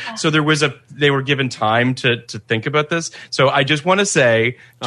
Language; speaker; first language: English; native; English